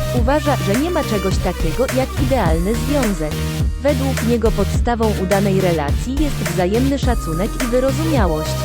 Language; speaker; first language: Polish; native; Polish